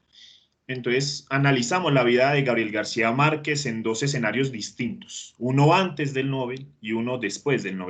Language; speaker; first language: Spanish; native; Spanish